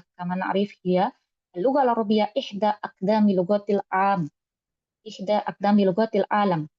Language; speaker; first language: Arabic; non-native, learner; Indonesian